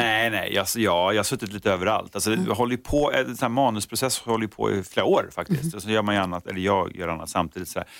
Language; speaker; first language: Swedish; native; Swedish